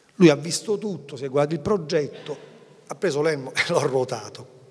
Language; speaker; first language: Italian; native; Italian